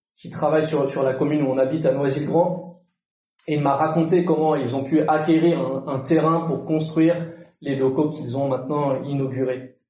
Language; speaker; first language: French; native; French